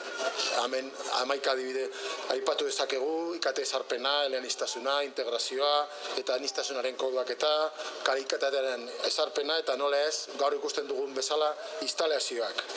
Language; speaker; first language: Basque; native; Basque